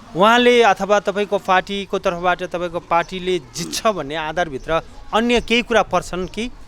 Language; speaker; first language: Nepali; native; Nepali